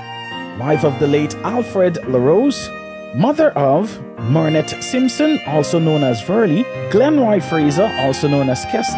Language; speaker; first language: English; native; English